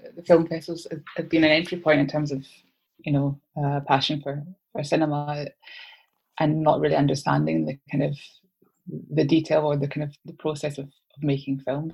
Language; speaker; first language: English; native; English